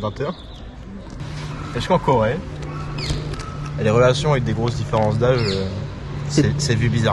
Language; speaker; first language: French; native; French